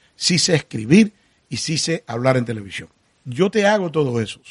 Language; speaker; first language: Spanish; early bilingual, heritage; Spanish